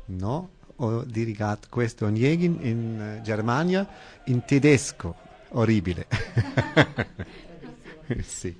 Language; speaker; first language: Italian; non-native, learner; German